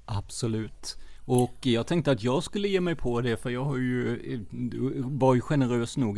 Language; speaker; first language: Swedish; native; Swedish